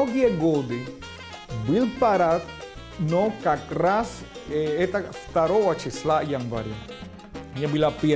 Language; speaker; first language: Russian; non-native, fluent; Spanish